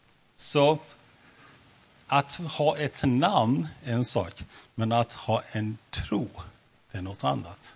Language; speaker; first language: Swedish; non-native, fluent; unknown